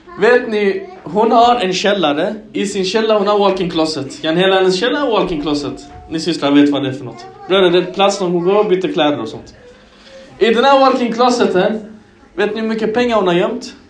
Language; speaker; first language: Swedish; early bilingual, other home language; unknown